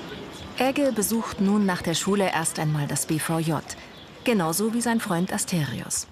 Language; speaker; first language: German; native; German